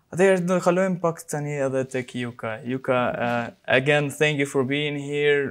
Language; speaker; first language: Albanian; native; Albanian